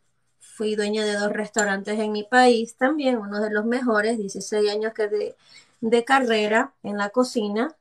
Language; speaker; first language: Spanish; early bilingual, heritage; Chinese